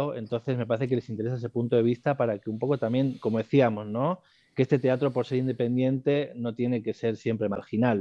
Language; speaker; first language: Spanish; native; Spanish